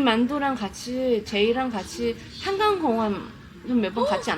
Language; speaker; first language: Korean; non-native, fluent; Chinese